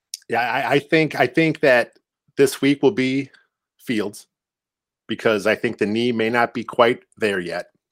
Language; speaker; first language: English; native; English